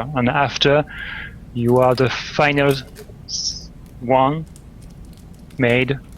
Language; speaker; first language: English; non-native, learner; French